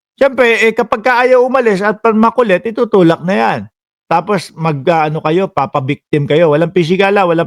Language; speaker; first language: Filipino; native; Filipino